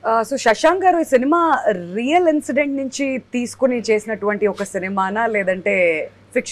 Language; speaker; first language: Telugu; native; Telugu